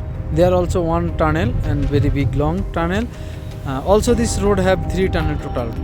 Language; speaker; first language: English; non-native, learner; Bangla